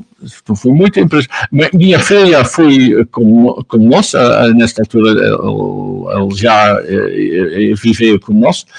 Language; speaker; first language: Portuguese; non-native, learner; Dutch